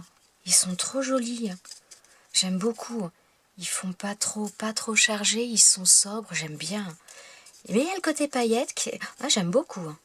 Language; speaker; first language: French; native; French